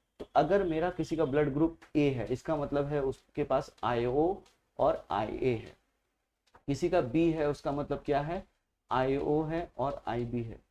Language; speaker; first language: Hindi; native; Hindi